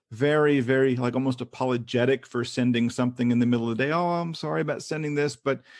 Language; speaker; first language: English; native; English